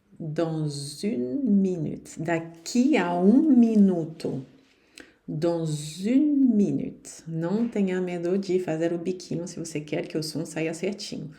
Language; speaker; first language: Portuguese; non-native, fluent; French